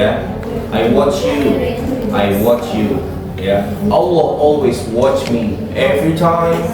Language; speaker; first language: English; non-native, fluent; Indonesian